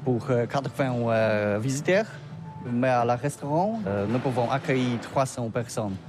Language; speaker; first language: French; non-native, learner; Polish